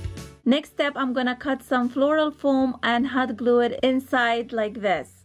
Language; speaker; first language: English; non-native, fluent; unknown